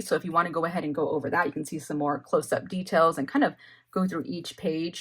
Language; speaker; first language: English; native; English